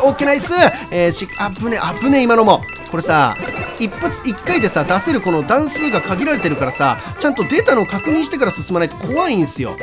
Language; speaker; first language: Japanese; native; Japanese